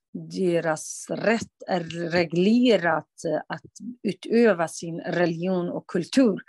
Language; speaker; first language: Swedish; non-native, fluent; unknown